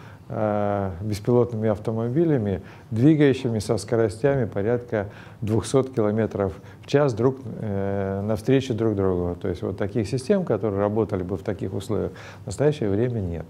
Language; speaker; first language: Russian; native; Russian